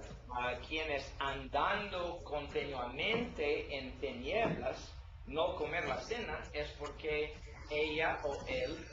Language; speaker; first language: Spanish; non-native, learner; English